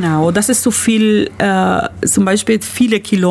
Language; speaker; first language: German; non-native, learner; Spanish